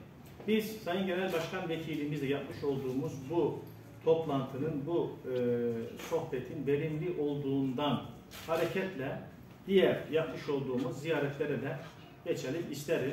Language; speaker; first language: Turkish; native; Turkish